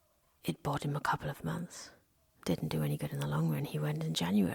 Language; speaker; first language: English; non-native, local second language; Welsh